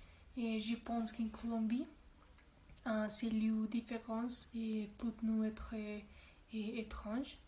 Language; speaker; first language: French; non-native, learner; Spanish